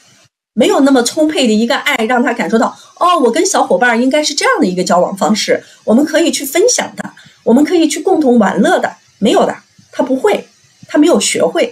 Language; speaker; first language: Chinese; native; Chinese